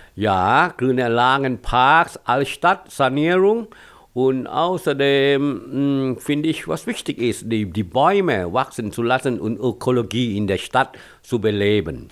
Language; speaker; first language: German; non-native, fluent; Thai